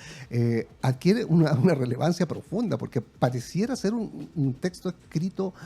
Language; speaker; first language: Spanish; native; Spanish